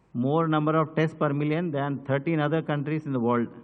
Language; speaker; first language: English; non-native, local second language; Telugu